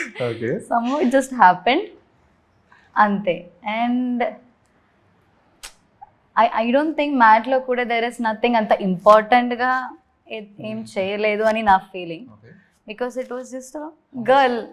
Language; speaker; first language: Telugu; non-native, learner; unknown